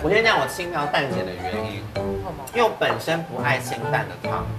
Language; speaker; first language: Chinese; native; Chinese